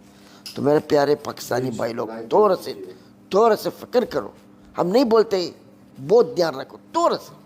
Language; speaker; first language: Hindi; non-native, learner; Arabic